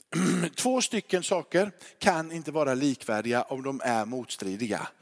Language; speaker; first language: Swedish; native; Swedish